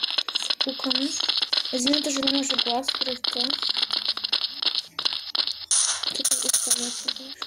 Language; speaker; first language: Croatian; non-native, learner; Macedonian